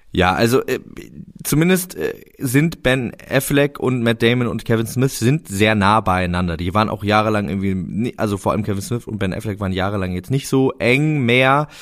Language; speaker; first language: German; native; German